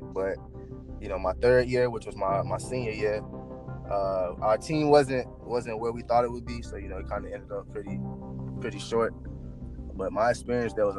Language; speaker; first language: English; native; English